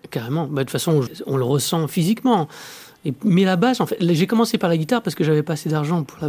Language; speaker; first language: French; native; French